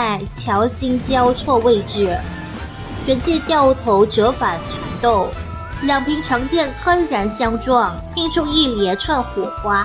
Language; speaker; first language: Chinese; native; Chinese